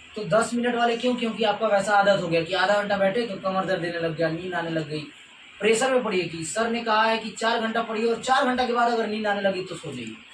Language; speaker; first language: Hindi; native; Hindi